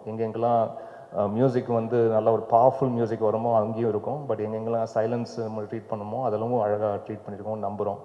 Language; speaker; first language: Tamil; native; Tamil